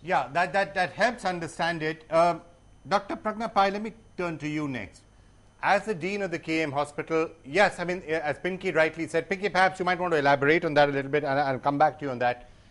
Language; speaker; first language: English; non-native, local second language; Hindi